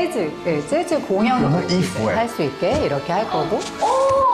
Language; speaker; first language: Korean; native; Korean